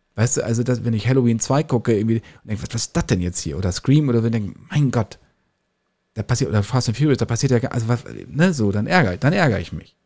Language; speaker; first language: German; native; German